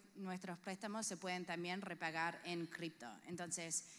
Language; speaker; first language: Spanish; early bilingual, heritage; Spanish